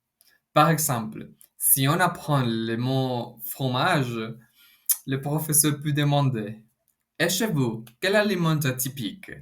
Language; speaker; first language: French; non-native, fluent; Spanish